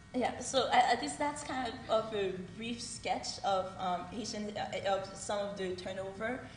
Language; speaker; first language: English; early bilingual, other home language; Haitian Creole